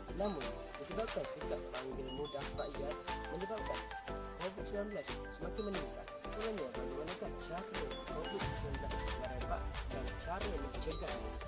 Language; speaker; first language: Malay; native; Malay